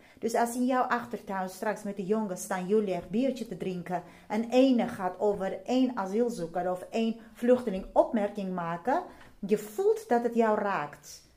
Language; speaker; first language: Dutch; non-native, fluent; Armenian